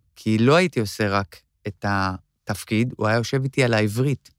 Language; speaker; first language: Hebrew; native; Hebrew